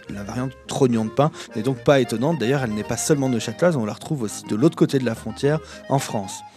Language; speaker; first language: French; native; French